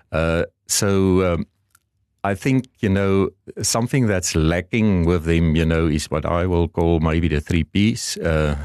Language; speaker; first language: English; non-native, local second language; Afrikaans